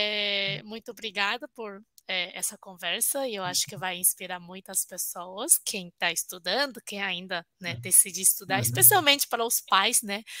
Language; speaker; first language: Portuguese; non-native, fluent; Chinese